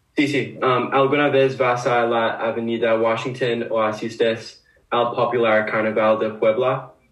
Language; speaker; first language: Spanish; non-native, learner; English